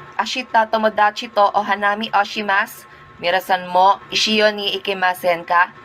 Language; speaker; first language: Japanese; non-native, learner; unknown